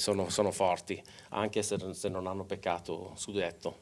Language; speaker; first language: Italian; non-native, local second language; Swedish